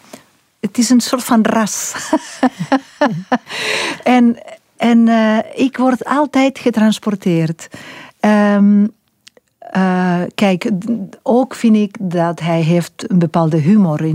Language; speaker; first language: Dutch; non-native, local second language; French